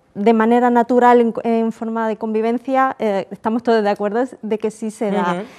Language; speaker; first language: Spanish; native; Spanish